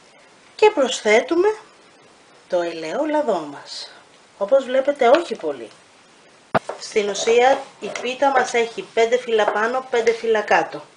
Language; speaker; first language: Greek; native; Greek